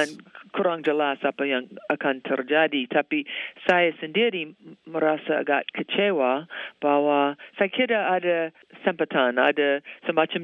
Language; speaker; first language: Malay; non-native, fluent; English